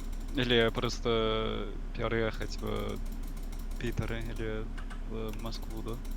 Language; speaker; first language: Russian; non-native, learner; English